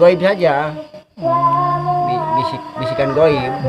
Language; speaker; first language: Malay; non-native, local second language; Sundanese